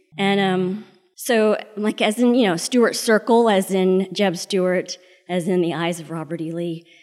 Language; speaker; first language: English; early bilingual, other home language; Spanish